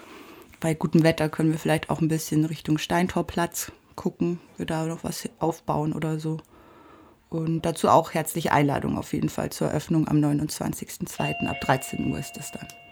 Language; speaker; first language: German; native; German